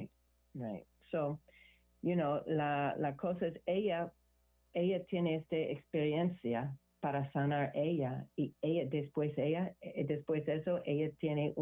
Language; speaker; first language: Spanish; non-native, learner; English